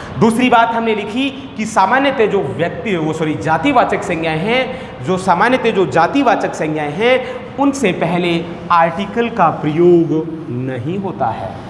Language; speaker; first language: Hindi; native; Hindi